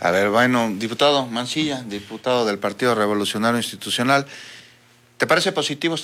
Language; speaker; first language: Spanish; native; Spanish